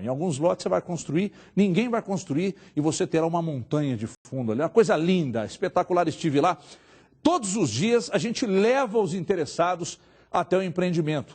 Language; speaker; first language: Portuguese; native; Portuguese